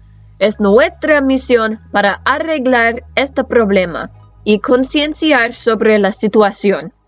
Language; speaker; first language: Spanish; non-native, learner; English